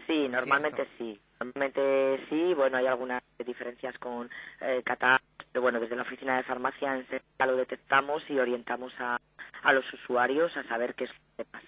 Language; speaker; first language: Spanish; native; Spanish